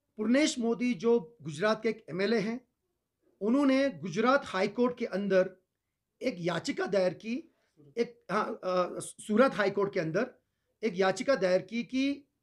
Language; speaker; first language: Hindi; non-native, local second language; Ladakhi